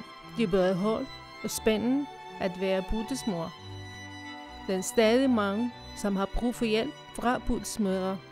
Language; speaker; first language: Danish; non-native, fluent; Arabic